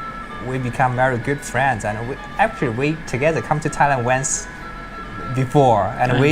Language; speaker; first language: English; non-native, learner; Chinese